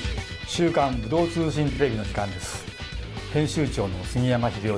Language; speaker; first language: Japanese; native; Japanese